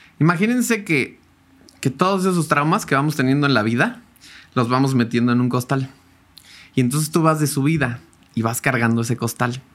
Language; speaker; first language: Spanish; native; Spanish